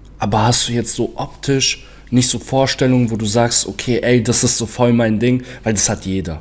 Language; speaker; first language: German; early bilingual, other home language; Portuguese